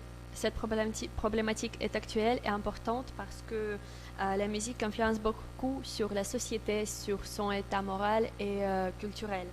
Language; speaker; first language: French; non-native, learner; Russian